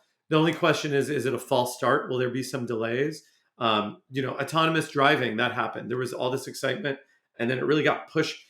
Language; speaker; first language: English; native; English